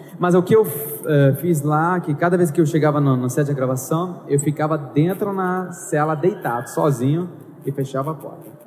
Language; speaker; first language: Portuguese; non-native, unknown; Arabic